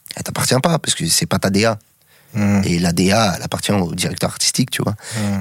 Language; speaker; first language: French; native; French